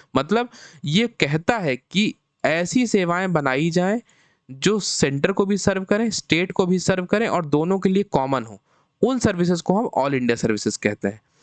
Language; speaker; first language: Hindi; native; Hindi